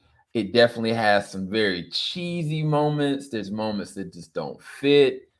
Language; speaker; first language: English; native; English